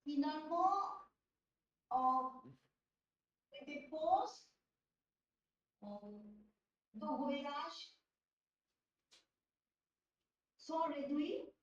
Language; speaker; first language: French; non-native, learner; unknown